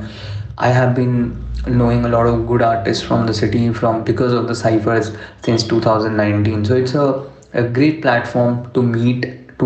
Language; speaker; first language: English; non-native, local second language; Urdu